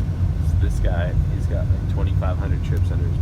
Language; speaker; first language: English; native; English